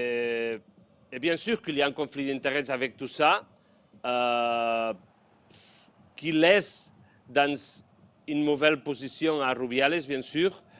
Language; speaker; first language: French; non-native, fluent; Spanish